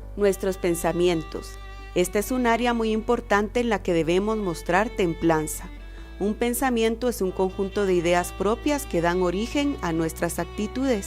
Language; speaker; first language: Spanish; native; Spanish